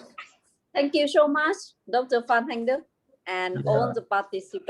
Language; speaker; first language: English; non-native, fluent; Vietnamese